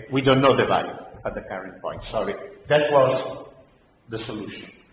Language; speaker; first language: English; non-native, fluent; Italian